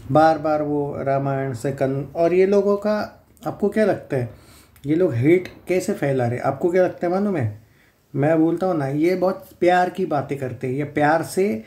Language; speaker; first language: Hindi; non-native, local second language; Marathi